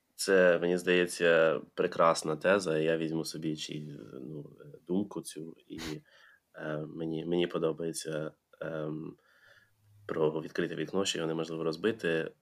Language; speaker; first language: Ukrainian; native; Ukrainian